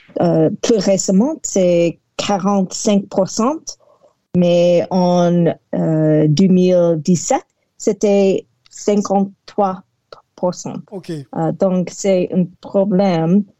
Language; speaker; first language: French; non-native, learner; English